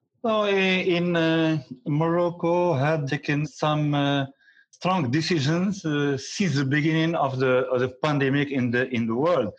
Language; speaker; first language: English; non-native, learner; Arabic